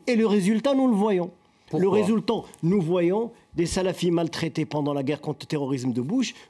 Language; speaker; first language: French; non-native, local second language; Arabic